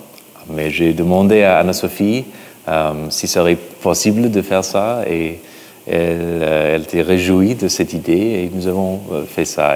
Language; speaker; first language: French; non-native, fluent; English